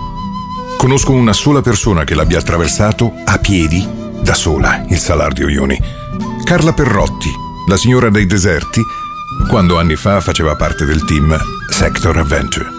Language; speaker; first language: Italian; native; Italian